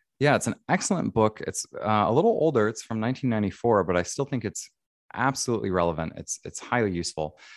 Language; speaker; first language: English; native; English